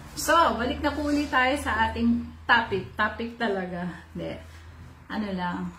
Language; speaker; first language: Filipino; native; Filipino